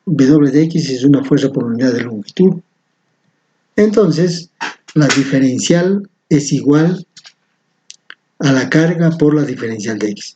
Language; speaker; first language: Spanish; native; Spanish